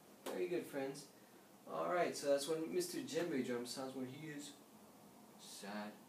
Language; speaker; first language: English; native; English